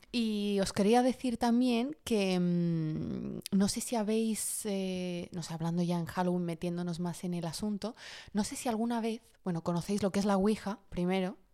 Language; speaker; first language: Spanish; early bilingual, other home language; Arabic